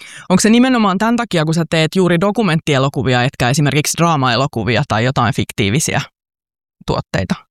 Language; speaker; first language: Finnish; native; Finnish